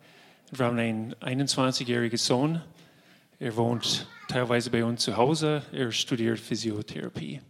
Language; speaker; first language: German; non-native, fluent; English